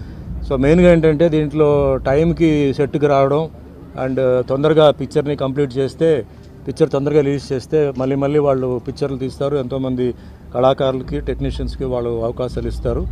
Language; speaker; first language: Telugu; native; Telugu